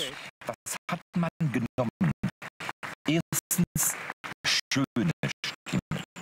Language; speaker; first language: German; non-native, fluent; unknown